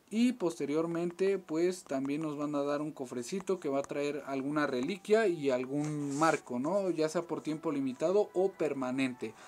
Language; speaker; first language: Spanish; native; Spanish